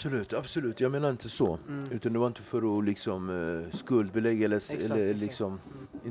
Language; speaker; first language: Swedish; native; Swedish